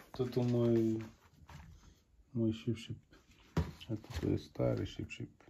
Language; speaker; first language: Slovak; non-native, learner; Arabic